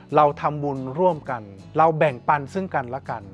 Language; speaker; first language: Thai; native; Thai